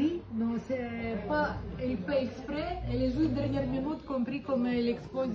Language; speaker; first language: French; non-native, learner; Ukrainian